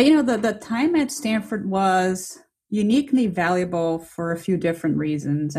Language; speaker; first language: English; non-native, fluent; Portuguese